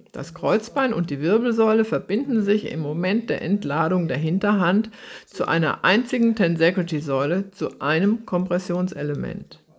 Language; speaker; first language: German; native; German